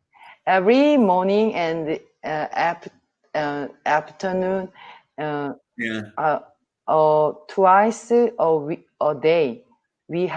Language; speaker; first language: English; non-native, learner; Korean